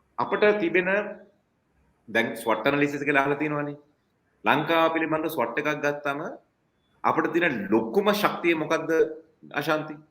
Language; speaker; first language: Sinhala; non-native, local second language; Tamil